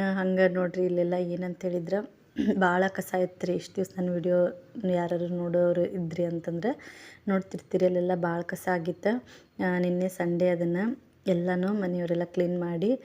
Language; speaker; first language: Kannada; native; Kannada